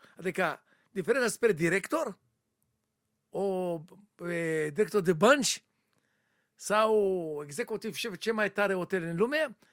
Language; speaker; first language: Romanian; non-native, learner; Hebrew